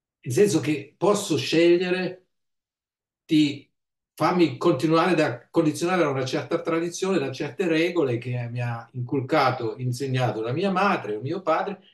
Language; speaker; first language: Italian; non-native, fluent; German